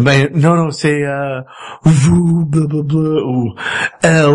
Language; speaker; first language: French; non-native, fluent; English